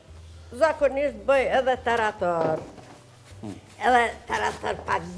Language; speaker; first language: Albanian; native; Albanian